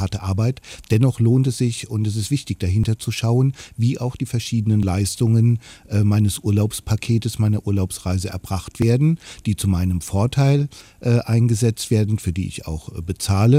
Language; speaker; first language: German; native; German